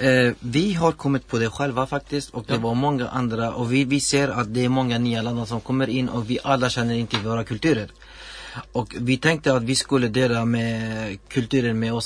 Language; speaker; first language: Swedish; non-native, learner; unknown